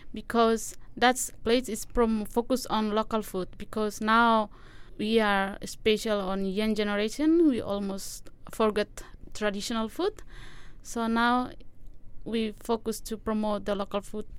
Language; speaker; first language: English; non-native, learner; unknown